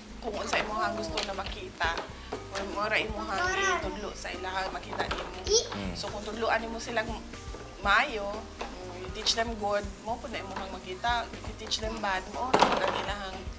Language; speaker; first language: Cebuano; native; Cebuano